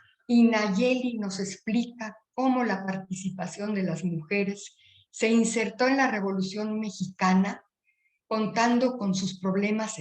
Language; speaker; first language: Spanish; native; Spanish